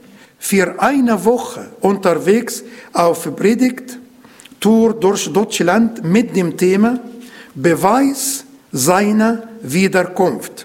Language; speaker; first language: German; non-native, learner; Arabic